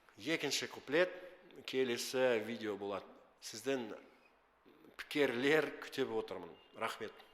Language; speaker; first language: Kazakh; non-native, local second language; Russian